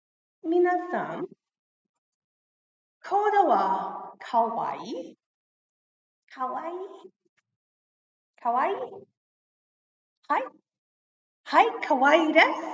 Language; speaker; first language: Japanese; non-native, fluent; English